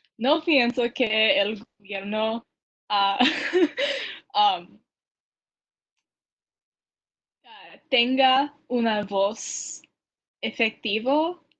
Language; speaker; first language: Spanish; non-native, learner; English